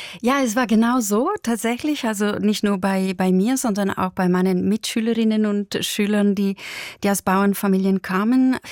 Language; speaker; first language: German; non-native, local second language; Italian